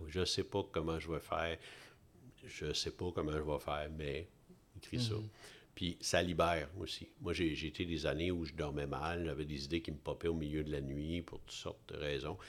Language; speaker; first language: French; native; French